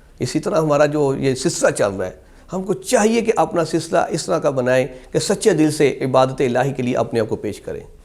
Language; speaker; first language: Urdu; non-native, local second language; Punjabi